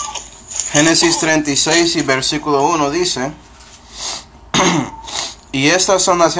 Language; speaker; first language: Spanish; non-native, fluent; English